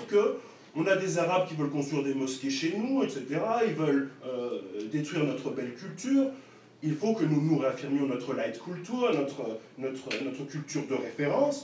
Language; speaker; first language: French; native; French